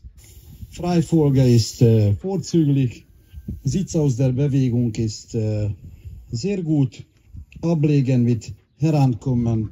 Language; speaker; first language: German; non-native, learner; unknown